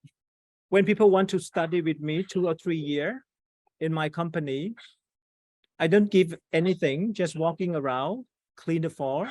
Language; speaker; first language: English; non-native, fluent; Thai